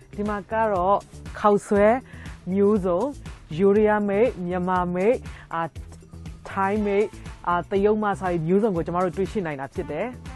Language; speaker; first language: Burmese; non-native, local second language; Tedim Chin